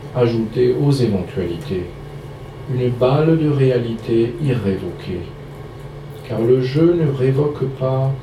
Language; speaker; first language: French; native; French